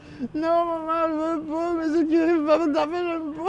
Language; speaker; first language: French; native; French